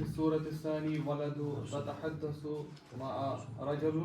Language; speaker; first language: Arabic; non-native, learner; Urdu